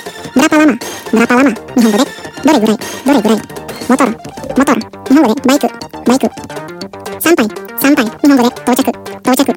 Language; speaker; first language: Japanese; non-native, fluent; Indonesian